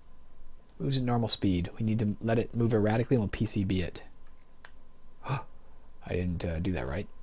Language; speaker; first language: English; native; English